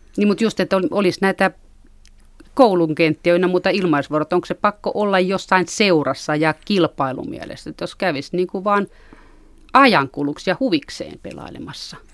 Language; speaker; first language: Finnish; native; Finnish